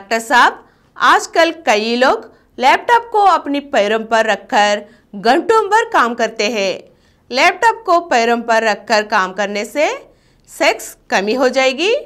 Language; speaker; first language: Hindi; non-native, local second language; Telugu